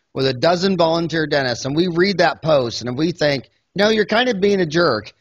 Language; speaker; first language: English; native; English